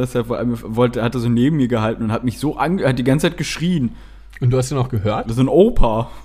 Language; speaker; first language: German; native; German